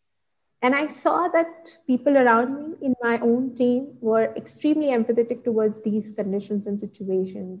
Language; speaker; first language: English; non-native, local second language; Gujarati